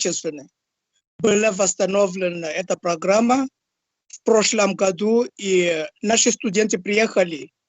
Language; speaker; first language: Russian; non-native, fluent; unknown